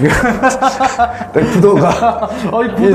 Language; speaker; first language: Korean; native; Korean